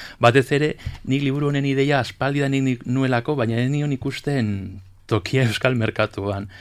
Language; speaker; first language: Basque; non-native, local second language; Spanish